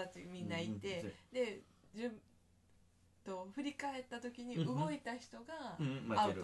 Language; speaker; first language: Japanese; native; Japanese